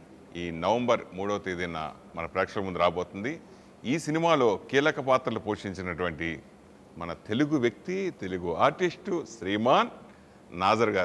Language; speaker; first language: Telugu; native; Telugu